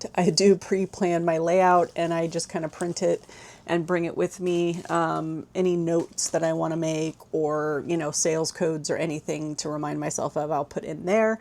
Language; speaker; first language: English; native; English